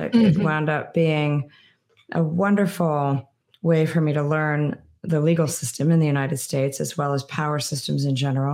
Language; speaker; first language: English; native; English